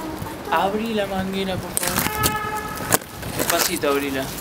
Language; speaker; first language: Spanish; native; Spanish